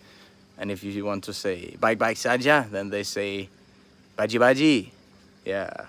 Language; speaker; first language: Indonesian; non-native, fluent; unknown